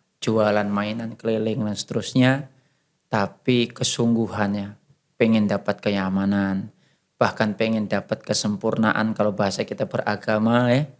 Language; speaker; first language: Indonesian; native; Indonesian